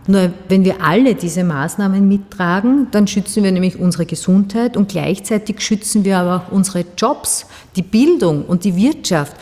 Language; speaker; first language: German; native; German